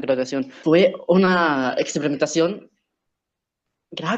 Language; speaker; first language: Spanish; non-native, learner; Arabic